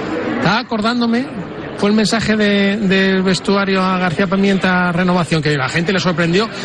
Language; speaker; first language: Spanish; native; Spanish